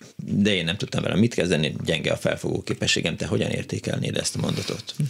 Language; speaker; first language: Hungarian; native; Hungarian